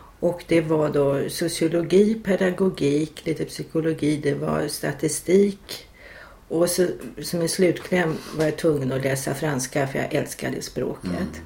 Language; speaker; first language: Swedish; native; Swedish